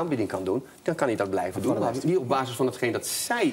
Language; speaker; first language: Dutch; native; Dutch